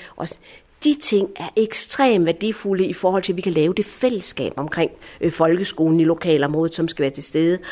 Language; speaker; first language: Danish; early bilingual, other home language; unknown